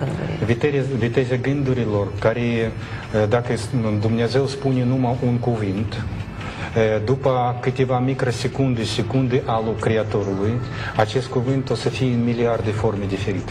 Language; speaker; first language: Romanian; non-native, learner; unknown